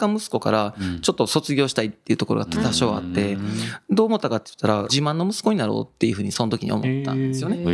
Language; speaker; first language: Japanese; native; Japanese